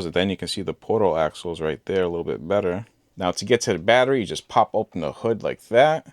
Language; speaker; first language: English; native; English